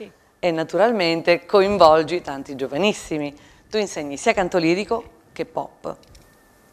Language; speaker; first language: Italian; native; Italian